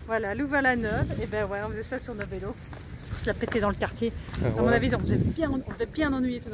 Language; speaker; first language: French; native; French